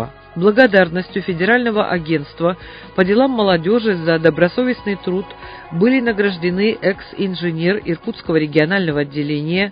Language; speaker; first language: Russian; native; Russian